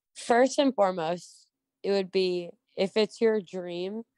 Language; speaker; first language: English; native; English